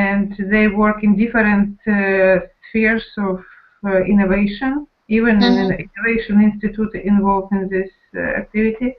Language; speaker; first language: English; non-native, learner; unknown